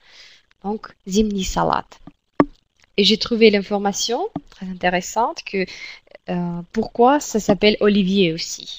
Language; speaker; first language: French; non-native, fluent; Russian